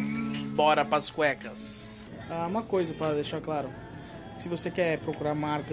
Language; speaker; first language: Portuguese; native; Portuguese